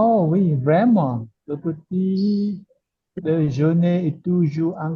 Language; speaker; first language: French; non-native, learner; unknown